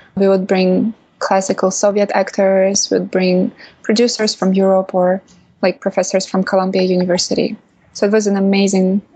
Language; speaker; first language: English; non-native, fluent; Russian